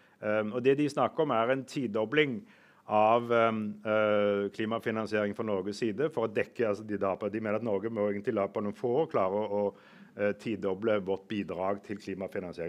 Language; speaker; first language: Norwegian; native; Norwegian